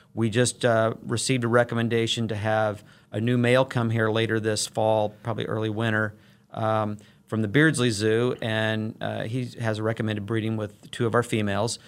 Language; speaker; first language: English; native; English